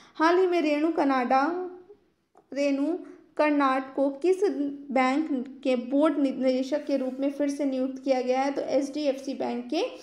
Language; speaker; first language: Hindi; native; Hindi